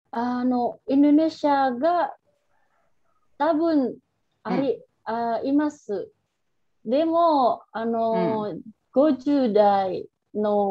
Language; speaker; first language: Japanese; non-native, learner; Indonesian